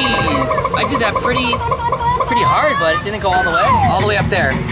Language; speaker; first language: English; native; English